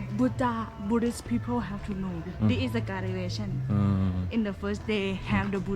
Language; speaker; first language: English; non-native, learner; Thai